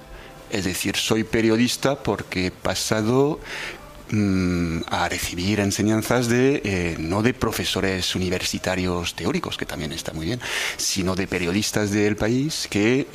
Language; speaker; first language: Spanish; non-native, fluent; French